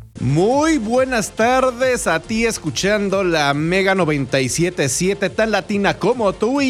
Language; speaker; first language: Spanish; native; Spanish